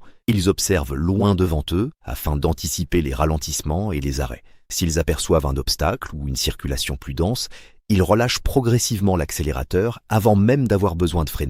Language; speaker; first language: French; native; French